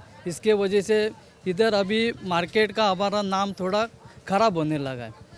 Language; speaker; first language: Hindi; non-native, local second language; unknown